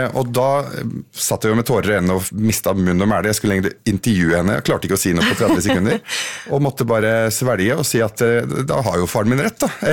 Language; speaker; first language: Norwegian; early bilingual, other home language; Arabic